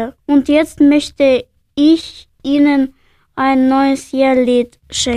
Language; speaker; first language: German; early bilingual, other home language; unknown